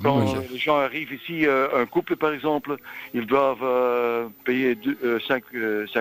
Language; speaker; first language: French; non-native, local second language; Dutch